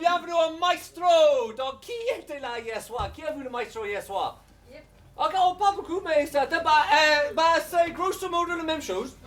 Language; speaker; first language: French; native; French